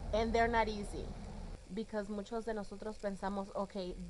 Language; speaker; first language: English; early bilingual, other home language; Spanish